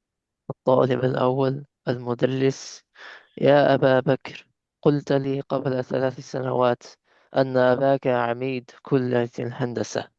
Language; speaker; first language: Arabic; non-native, learner; English